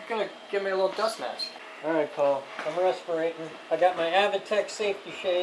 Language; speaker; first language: English; native; English